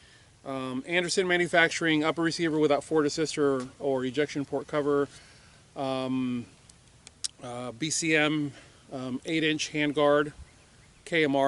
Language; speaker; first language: English; native; English